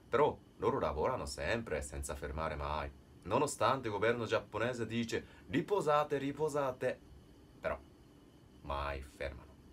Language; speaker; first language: Italian; non-native, learner; Japanese